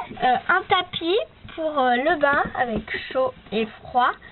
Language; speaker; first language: French; native; French